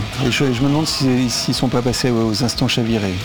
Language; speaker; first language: French; native; French